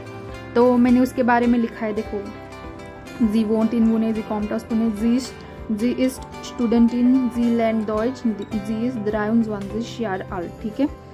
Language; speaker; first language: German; non-native, fluent; Hindi